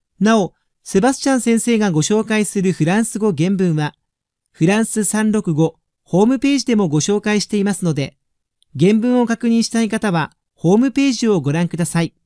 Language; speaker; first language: Japanese; native; Japanese